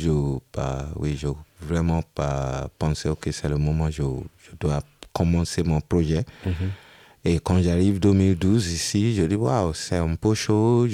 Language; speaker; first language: French; non-native, learner; Yoruba